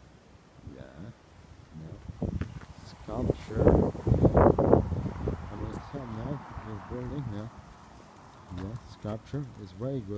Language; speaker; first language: English; non-native, learner; Turkish